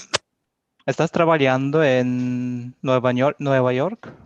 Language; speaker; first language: Spanish; non-native, learner; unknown